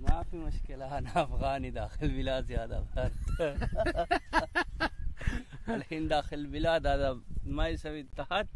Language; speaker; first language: Arabic; non-native, learner; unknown